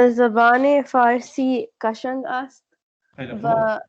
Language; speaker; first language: Persian; non-native, learner; Urdu